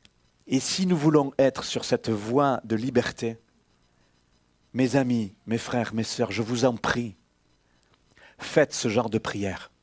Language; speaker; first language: French; native; French